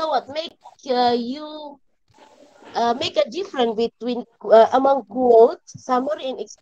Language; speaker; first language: English; non-native, learner; Indonesian